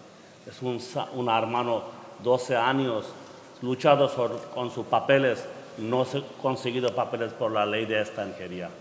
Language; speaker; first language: Spanish; non-native, learner; Bangla